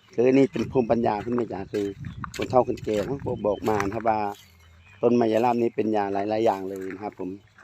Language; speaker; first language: Thai; non-native, local second language; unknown